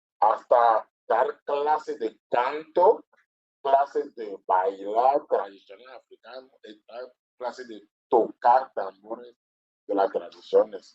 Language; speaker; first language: Spanish; non-native, learner; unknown